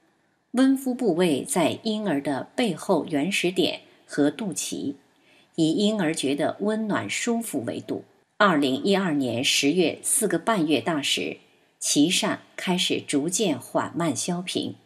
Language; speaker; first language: Chinese; native; Chinese